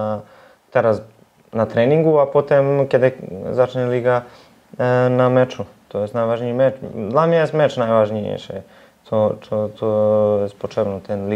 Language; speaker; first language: Polish; non-native, learner; Serbian